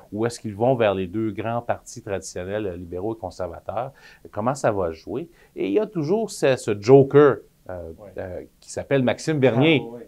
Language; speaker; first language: French; native; French